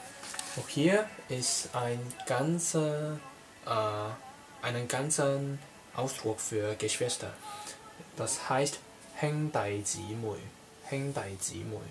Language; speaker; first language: German; non-native, learner; Cantonese